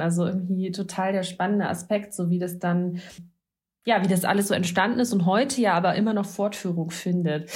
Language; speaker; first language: German; native; German